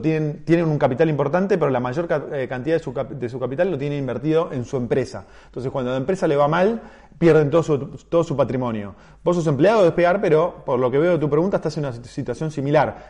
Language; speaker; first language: Spanish; native; Spanish